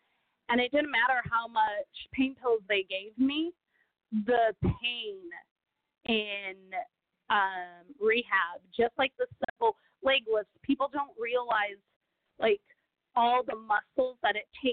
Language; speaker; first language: English; non-native, fluent; Portuguese